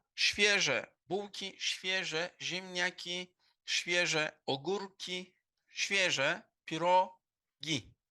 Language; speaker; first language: Polish; non-native, fluent; Turkish